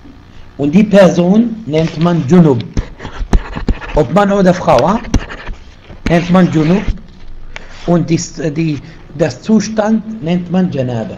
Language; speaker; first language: German; non-native, fluent; Arabic